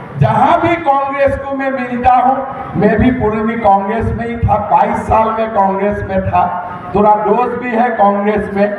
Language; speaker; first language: Hindi; non-native, local second language; Assamese